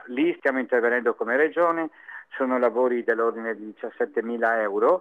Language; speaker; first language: Italian; native; Italian